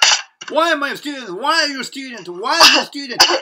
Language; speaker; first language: English; non-native, fluent; Korean